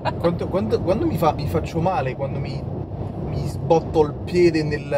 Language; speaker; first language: Italian; early bilingual, heritage; Italian